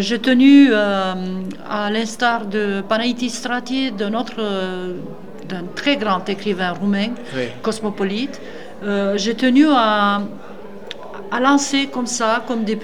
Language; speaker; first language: French; non-native, fluent; Romanian